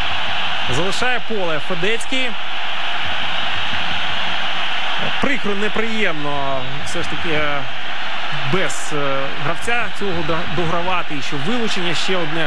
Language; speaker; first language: Ukrainian; native; Ukrainian